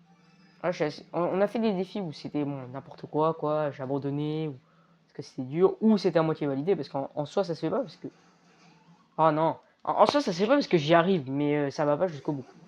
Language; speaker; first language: French; native; French